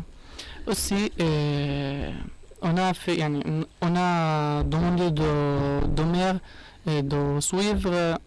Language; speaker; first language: French; non-native, learner; Arabic